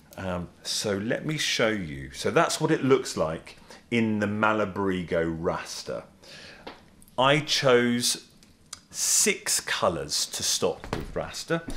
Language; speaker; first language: English; native; English